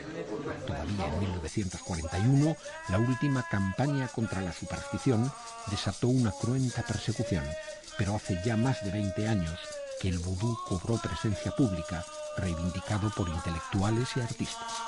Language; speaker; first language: Spanish; native; Spanish